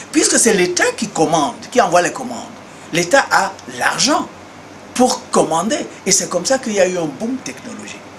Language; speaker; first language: French; non-native, local second language; Duala